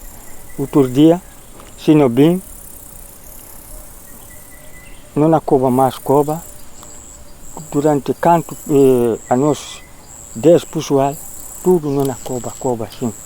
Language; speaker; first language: Portuguese; non-native, learner; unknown